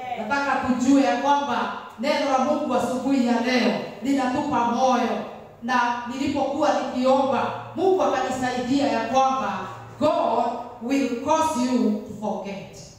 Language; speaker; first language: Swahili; non-native, local second language; Kikuyu